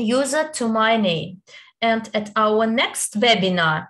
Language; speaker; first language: English; non-native, fluent; Italian